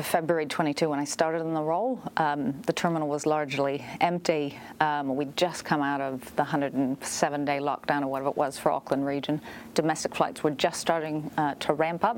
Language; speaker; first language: English; native; English